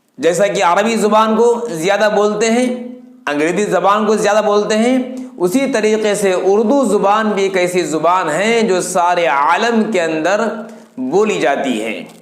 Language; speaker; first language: Urdu; native; Urdu